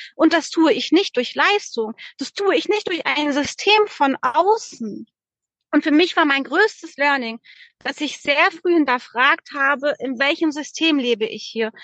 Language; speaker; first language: German; early bilingual, other home language; Polish